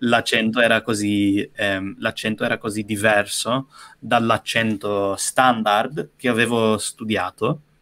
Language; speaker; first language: Italian; non-native, fluent; English